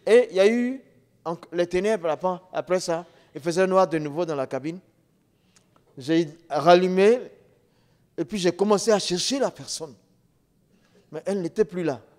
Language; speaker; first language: French; non-native, local second language; Dyula